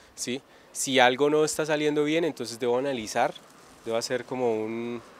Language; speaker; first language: Spanish; native; Spanish